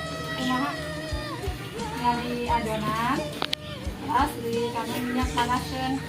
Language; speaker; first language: Sundanese; non-native, local second language; Indonesian